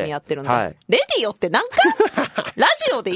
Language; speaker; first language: Japanese; native; Japanese